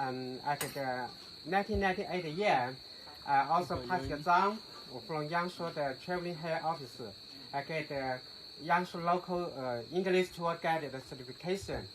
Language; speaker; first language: English; non-native, learner; Chinese